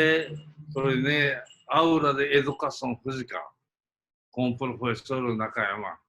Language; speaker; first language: Portuguese; early bilingual, other home language; Japanese